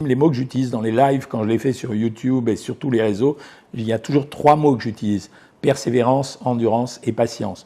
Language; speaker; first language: French; native; French